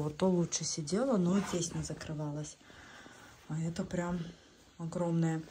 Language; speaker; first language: Russian; native; Russian